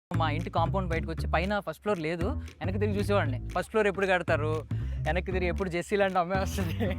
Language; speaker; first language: Telugu; native; Telugu